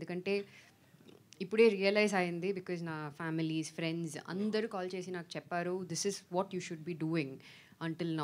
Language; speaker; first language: Telugu; non-native, fluent; Tamil